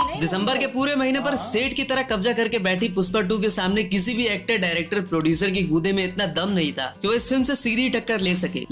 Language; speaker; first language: Hindi; native; Hindi